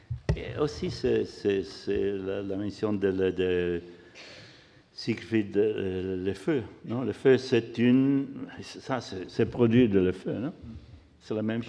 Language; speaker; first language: French; non-native, fluent; Italian